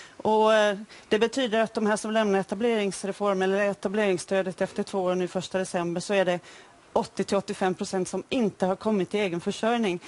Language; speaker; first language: Swedish; native; Swedish